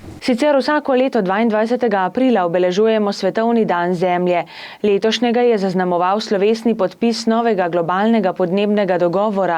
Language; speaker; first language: Slovenian; native; Slovenian